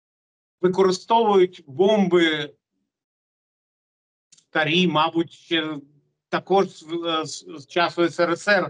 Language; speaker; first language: Ukrainian; non-native, local second language; Russian